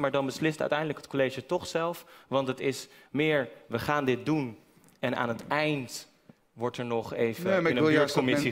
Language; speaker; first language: Dutch; native; Dutch